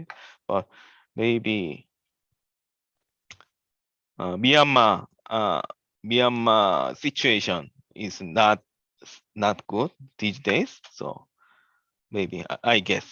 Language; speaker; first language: English; non-native, learner; Korean